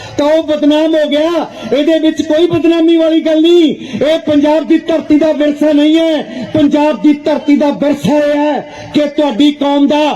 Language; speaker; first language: Punjabi; non-native, local second language; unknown